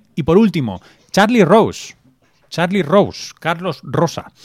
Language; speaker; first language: Spanish; native; Spanish